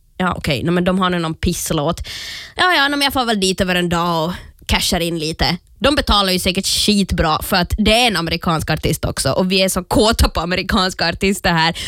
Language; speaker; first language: Swedish; native; Swedish